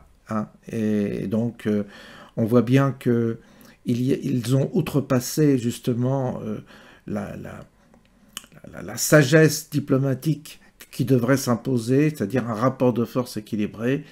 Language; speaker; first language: French; native; French